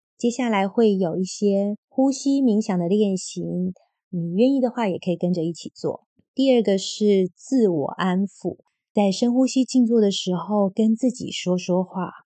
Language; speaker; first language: Chinese; native; Chinese